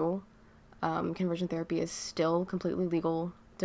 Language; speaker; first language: English; native; English